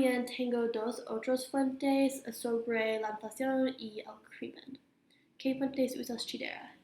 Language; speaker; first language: Spanish; non-native, learner; English